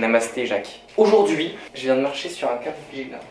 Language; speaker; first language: French; native; French